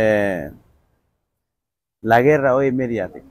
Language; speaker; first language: Spanish; non-native, fluent; Bambara